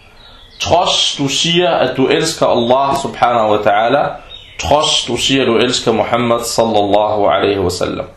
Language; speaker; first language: Danish; non-native, local second language; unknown